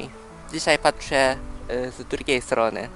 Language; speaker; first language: Polish; early bilingual, heritage; Polish